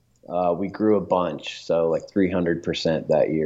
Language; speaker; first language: English; native; English